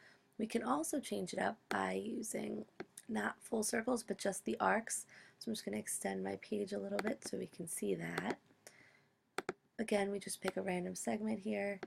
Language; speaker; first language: English; native; English